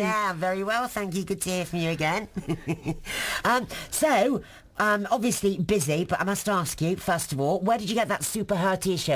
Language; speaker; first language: English; native; English